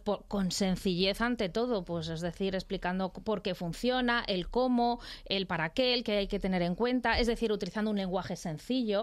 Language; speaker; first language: Spanish; native; Spanish